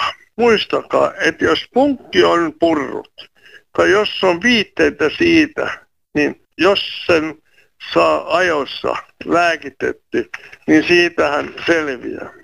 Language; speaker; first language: Finnish; native; Finnish